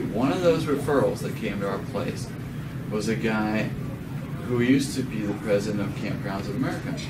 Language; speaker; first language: English; non-native, fluent; Danish